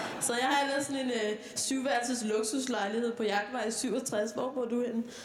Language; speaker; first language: Danish; native; Danish